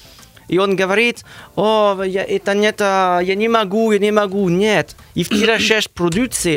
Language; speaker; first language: Russian; non-native, learner; French